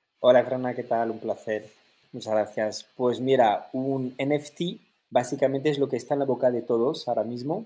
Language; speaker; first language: Spanish; native; Spanish